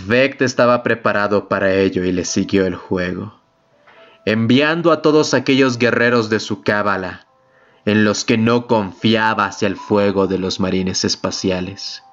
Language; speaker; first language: Spanish; native; Spanish